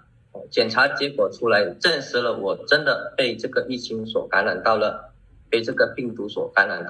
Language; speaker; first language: Chinese; early bilingual, heritage; Chinese